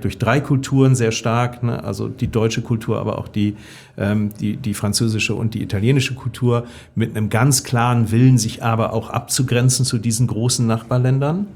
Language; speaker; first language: German; native; German